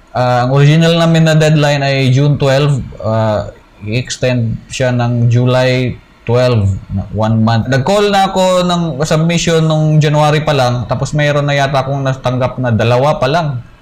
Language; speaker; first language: Filipino; non-native, local second language; Cebuano